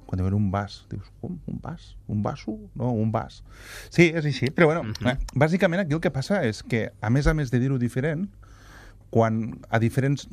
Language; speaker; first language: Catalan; native; Catalan